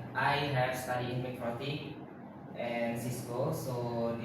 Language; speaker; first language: English; non-native, learner; Indonesian